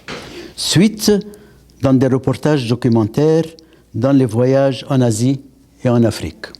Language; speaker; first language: French; non-native, local second language; Arabic